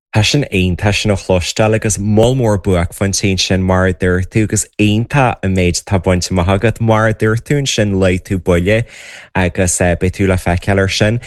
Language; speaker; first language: Irish; native; Irish